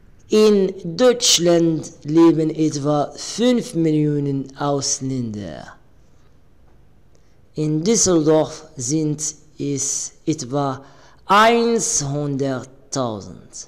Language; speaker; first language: German; non-native, learner; Arabic